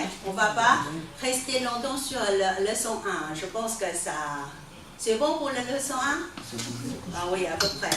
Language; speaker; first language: French; non-native, fluent; Chinese